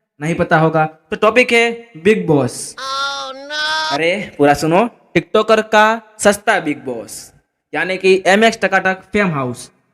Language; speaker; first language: Hindi; native; Hindi